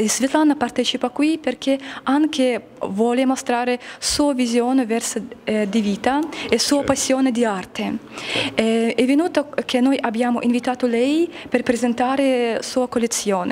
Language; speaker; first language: Italian; non-native, learner; Russian